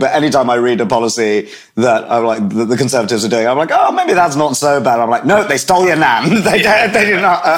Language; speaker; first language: English; native; English